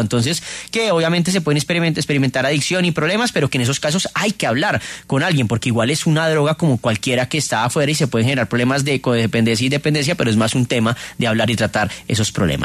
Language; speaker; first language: Spanish; native; Spanish